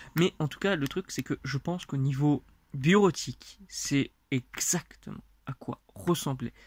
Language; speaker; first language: French; non-native, fluent; Russian